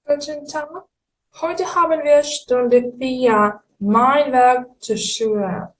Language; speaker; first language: German; non-native, fluent; Ukrainian